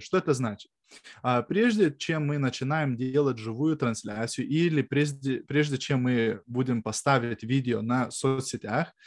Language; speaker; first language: Russian; non-native, fluent; Lithuanian